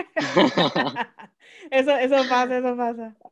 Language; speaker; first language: Spanish; native; Spanish